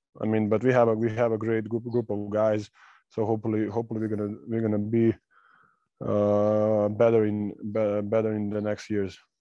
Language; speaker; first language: English; non-native, fluent; Serbian